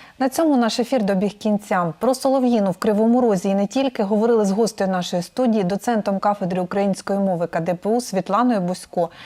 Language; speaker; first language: Ukrainian; native; Ukrainian